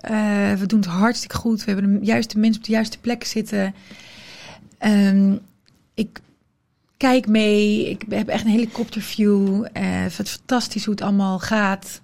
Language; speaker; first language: Dutch; early bilingual, other home language; Riffian